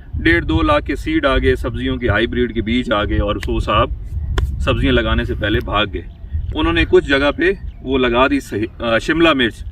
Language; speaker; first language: Hindi; non-native, local second language; Punjabi